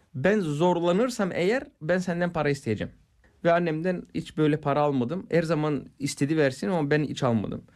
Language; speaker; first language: Turkish; non-native, fluent; Bulgarian